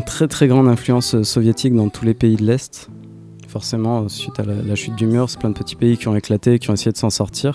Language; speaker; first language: French; native; French